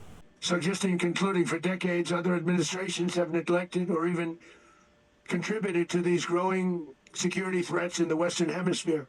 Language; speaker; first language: English; native; English